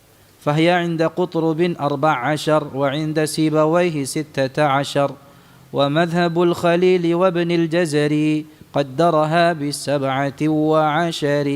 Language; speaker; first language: Arabic; non-native, fluent; Indonesian